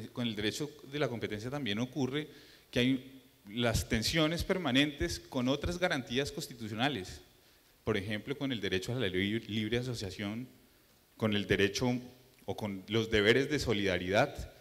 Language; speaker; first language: Spanish; native; Spanish